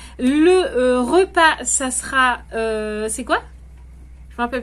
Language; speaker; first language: French; native; French